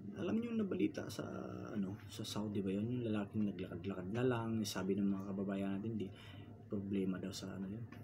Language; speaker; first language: Filipino; non-native, local second language; Cebuano